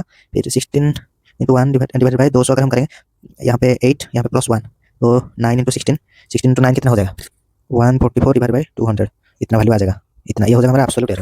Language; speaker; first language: Hindi; native; Hindi